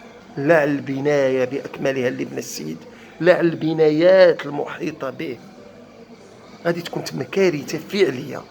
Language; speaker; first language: Arabic; native; Arabic